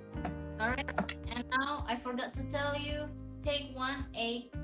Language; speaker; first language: English; non-native, learner; Indonesian